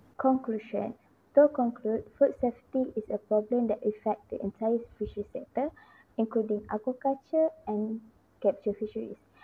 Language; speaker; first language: English; non-native, local second language; Malay